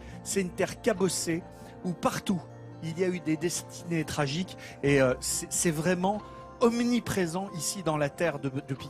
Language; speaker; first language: French; native; French